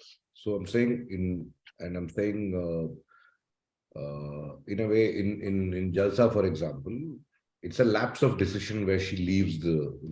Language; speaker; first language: English; non-native, local second language; Malayalam